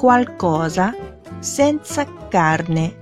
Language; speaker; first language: Italian; non-native, fluent; Chinese